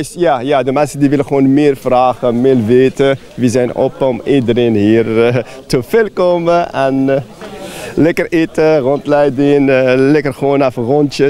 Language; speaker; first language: Dutch; non-native, fluent; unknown